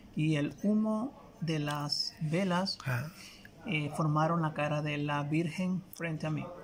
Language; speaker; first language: Spanish; native; Spanish